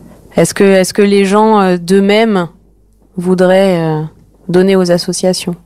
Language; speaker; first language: French; native; French